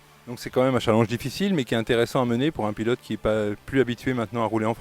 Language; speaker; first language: French; native; French